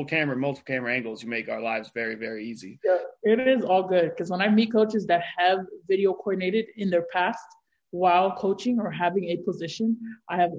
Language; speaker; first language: English; native; English